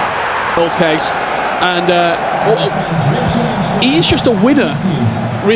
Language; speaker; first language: English; native; English